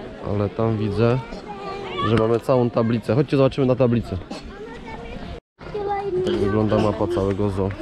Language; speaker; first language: Polish; native; Polish